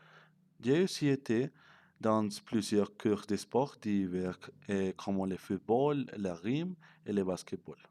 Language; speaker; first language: French; non-native, learner; Spanish